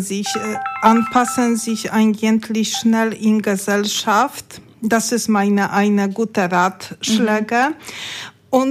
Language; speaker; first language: German; non-native, learner; Polish